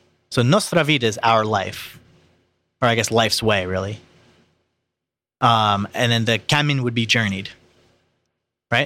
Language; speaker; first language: English; native; English